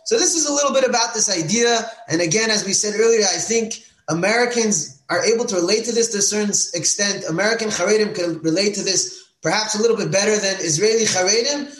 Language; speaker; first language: English; native; English